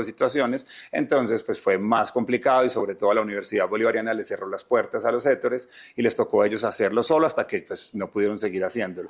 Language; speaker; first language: Spanish; native; Spanish